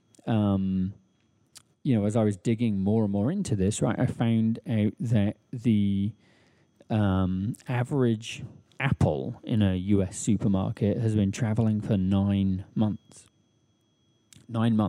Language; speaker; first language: English; native; English